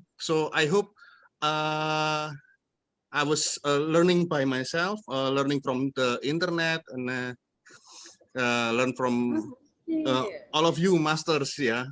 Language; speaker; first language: English; non-native, fluent; Indonesian